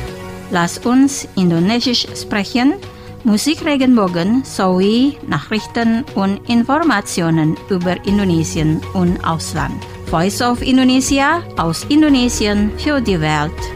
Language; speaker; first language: German; non-native, fluent; Indonesian